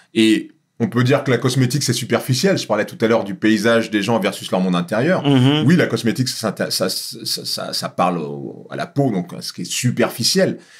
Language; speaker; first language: French; native; French